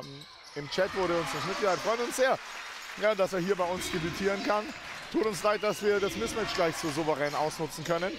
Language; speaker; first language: German; native; German